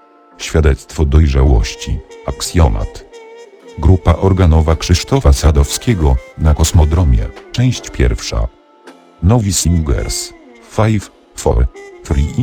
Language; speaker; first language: Polish; native; Polish